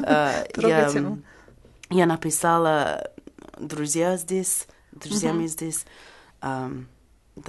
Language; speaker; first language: Russian; non-native, learner; English